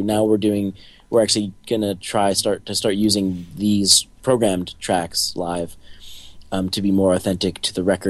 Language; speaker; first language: English; native; English